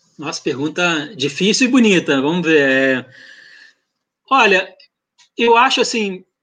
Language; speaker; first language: Portuguese; early bilingual, other home language; French